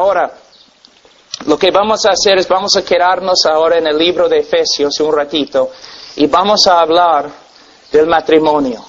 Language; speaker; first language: Spanish; non-native, fluent; English